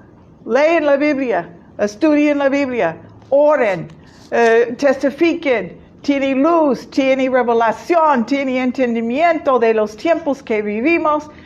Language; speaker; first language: Spanish; non-native, fluent; English